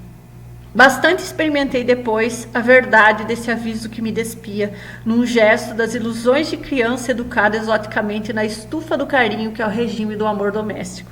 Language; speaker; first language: Portuguese; native; Portuguese